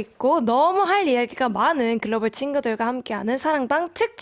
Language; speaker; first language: Korean; native; Korean